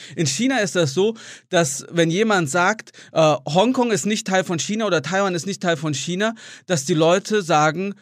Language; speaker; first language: German; native; German